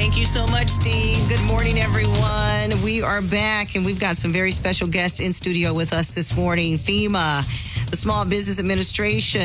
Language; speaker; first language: English; native; English